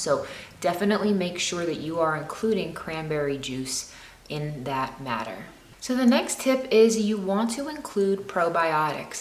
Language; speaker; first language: English; native; English